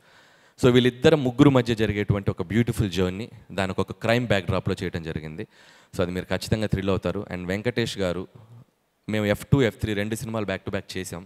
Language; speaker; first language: Telugu; native; Telugu